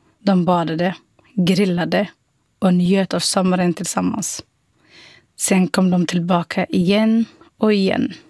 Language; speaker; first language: Swedish; non-native, fluent; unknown